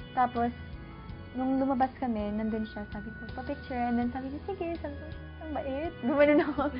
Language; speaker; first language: Filipino; early bilingual, other home language; English